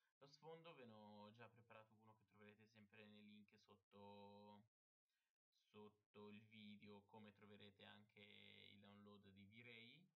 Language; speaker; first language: Italian; native; Italian